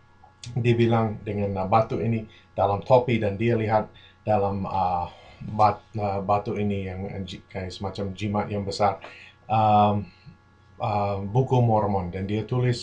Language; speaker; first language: Indonesian; non-native, fluent; English